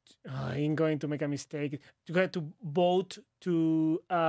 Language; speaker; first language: English; non-native, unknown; Spanish